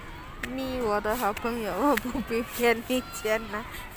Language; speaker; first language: Chinese; non-native, learner; Javanese